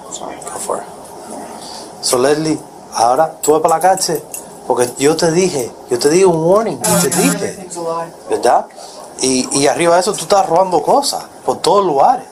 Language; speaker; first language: Spanish; early bilingual, heritage; Spanish